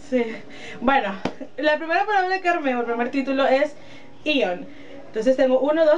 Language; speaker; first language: Spanish; native; Spanish